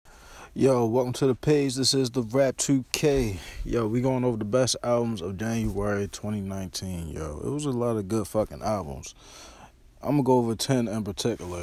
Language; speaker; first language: English; native; English